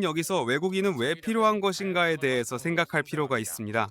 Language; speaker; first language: Korean; native; Korean